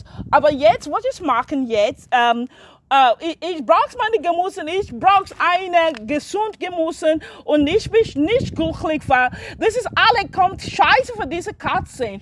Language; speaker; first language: German; non-native, learner; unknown